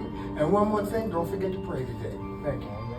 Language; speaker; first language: English; native; English